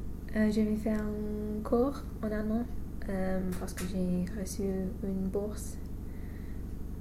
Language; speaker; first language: French; non-native, learner; English